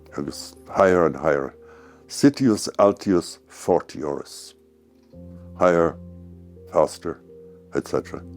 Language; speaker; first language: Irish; non-native, local second language; English